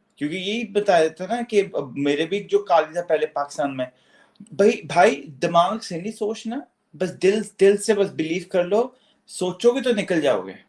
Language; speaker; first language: Urdu; native; Urdu